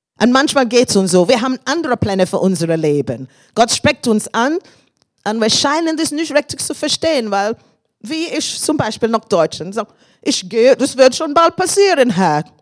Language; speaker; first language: German; non-native, fluent; English